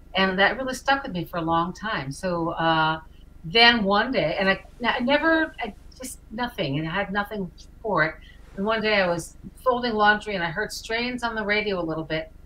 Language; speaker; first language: English; native; English